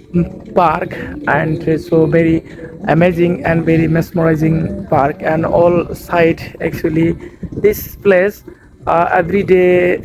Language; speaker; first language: English; non-native, learner; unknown